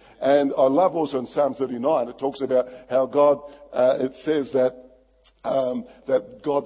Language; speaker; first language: English; native; English